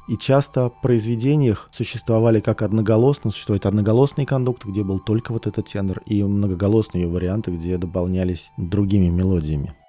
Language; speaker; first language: Russian; native; Russian